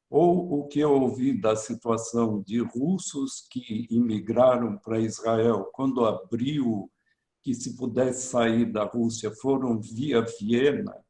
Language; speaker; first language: Portuguese; early bilingual, other home language; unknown